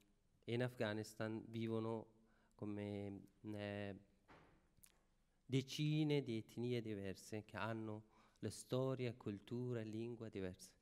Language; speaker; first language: Italian; non-native, fluent; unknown